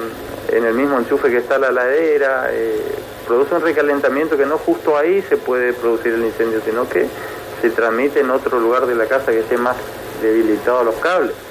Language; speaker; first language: Spanish; native; Spanish